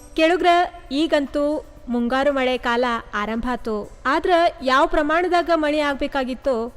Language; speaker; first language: Kannada; native; Kannada